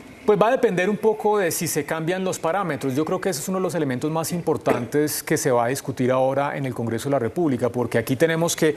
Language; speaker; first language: Spanish; native; Spanish